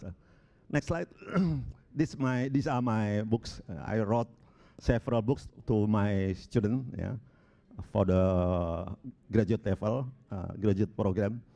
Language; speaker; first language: English; non-native, local second language; Indonesian